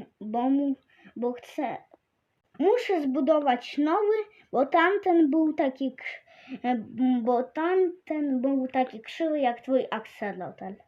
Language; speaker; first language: Polish; non-native, learner; Russian